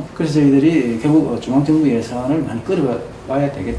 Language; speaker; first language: Korean; native; Korean